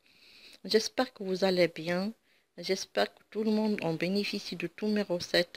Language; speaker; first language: French; non-native, local second language; Arabic